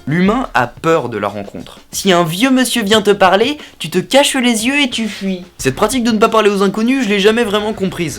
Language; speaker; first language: French; native; French